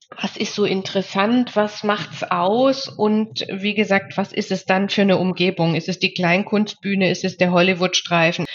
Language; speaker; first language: German; native; German